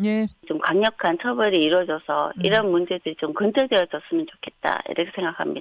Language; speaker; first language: Korean; native; Korean